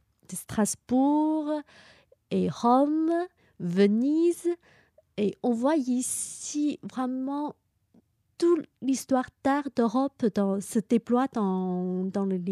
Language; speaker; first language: French; non-native, fluent; Chinese